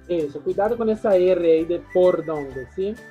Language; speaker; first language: Spanish; non-native, fluent; Portuguese